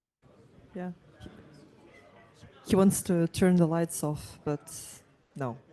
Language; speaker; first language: English; non-native, fluent; Russian